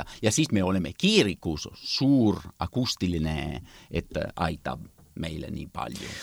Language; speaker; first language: Estonian; non-native, learner; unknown